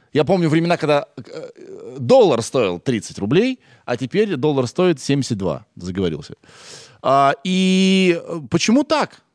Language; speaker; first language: Russian; native; Russian